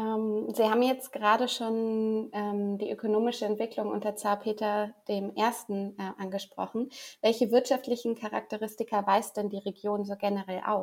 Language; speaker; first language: German; native; German